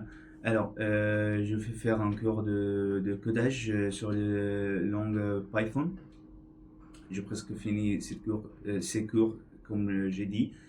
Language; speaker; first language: French; non-native, learner; English